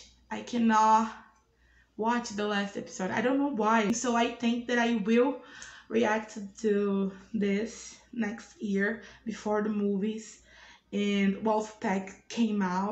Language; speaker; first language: English; non-native, learner; Portuguese